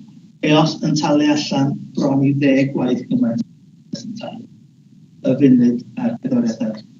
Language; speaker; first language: Welsh; native; Welsh